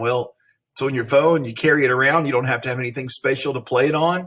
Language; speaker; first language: English; native; English